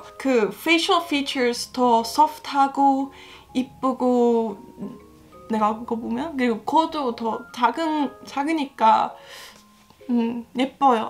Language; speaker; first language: Korean; non-native, fluent; Estonian